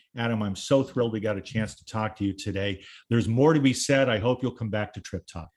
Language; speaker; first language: English; native; English